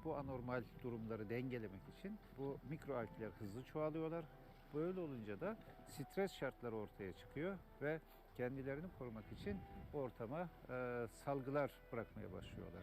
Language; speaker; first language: Turkish; native; Turkish